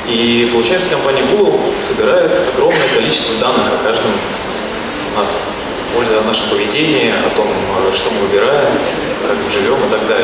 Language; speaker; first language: Russian; native; Russian